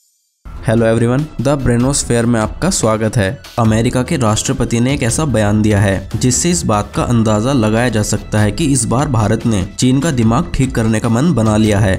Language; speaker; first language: Hindi; native; Hindi